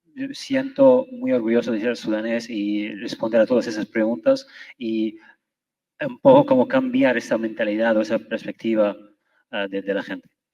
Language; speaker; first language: Spanish; non-native, fluent; Arabic